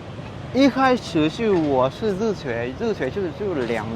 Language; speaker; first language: Chinese; non-native, fluent; Vietnamese